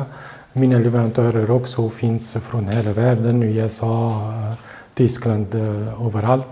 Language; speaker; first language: Swedish; non-native, fluent; Arabic